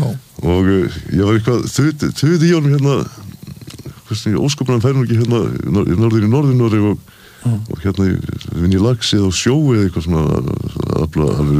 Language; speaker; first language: Icelandic; native; Icelandic